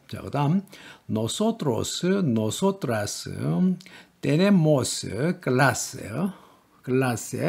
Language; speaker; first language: Spanish; non-native, learner; Korean